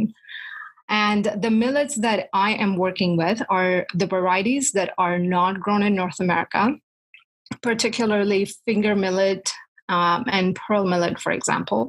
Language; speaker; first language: English; non-native, local second language; Tamil